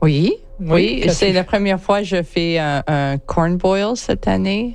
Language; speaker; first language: French; non-native, learner; English